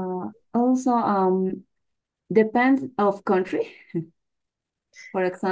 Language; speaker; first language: English; non-native, learner; Spanish